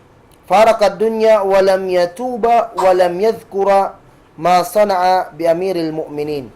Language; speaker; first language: Arabic; non-native, fluent; Cebuano